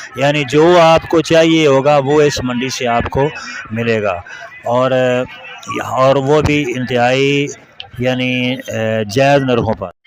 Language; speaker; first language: Urdu; non-native, local second language; Saraiki